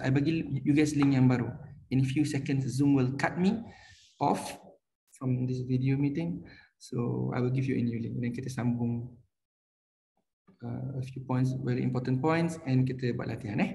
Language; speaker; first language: English; non-native, local second language; Malay